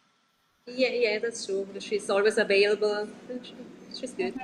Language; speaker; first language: English; non-native, learner; Italian